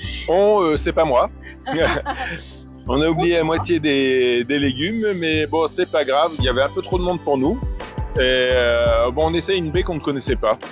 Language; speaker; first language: French; native; French